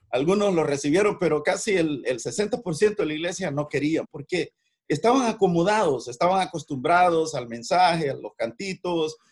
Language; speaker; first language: Spanish; native; Spanish